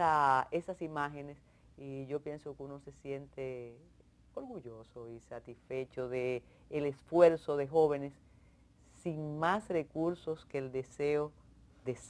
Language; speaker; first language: Spanish; native; Spanish